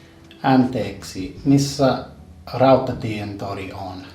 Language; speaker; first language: Finnish; non-native, learner; English